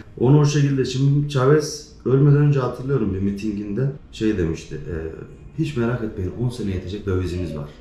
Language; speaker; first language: Turkish; native; Turkish